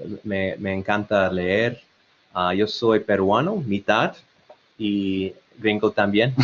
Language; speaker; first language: Spanish; non-native, learner; English